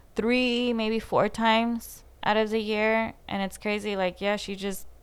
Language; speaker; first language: English; native; English